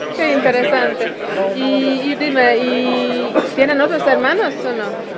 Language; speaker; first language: Spanish; non-native, fluent; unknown